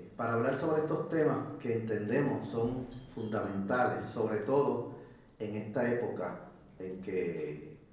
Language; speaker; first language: Spanish; native; Spanish